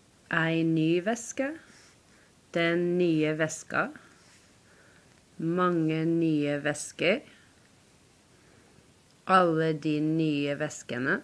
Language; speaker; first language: Norwegian; non-native, learner; English